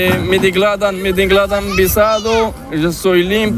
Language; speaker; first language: Spanish; non-native, learner; Arabic